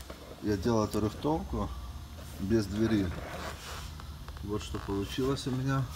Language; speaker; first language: Russian; native; Russian